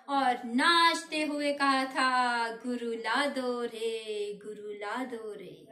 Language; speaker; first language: Hindi; non-native, local second language; Punjabi